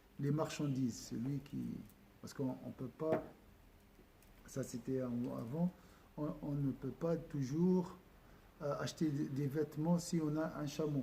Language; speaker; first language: French; non-native, local second language; Arabic